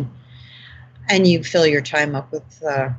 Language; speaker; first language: English; native; English